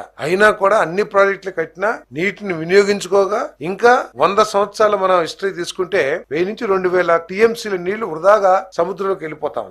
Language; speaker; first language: Telugu; native; Telugu